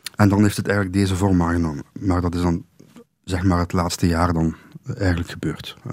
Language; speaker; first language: Dutch; native; Dutch